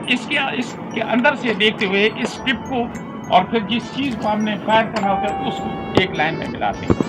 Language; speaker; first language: Urdu; non-native, local second language; Punjabi